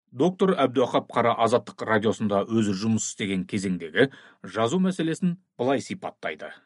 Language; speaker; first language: Kazakh; native; Kazakh